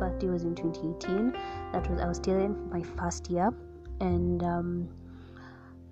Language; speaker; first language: English; non-native, local second language; Swahili